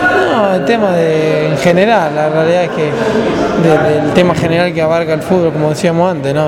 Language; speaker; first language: Spanish; native; Spanish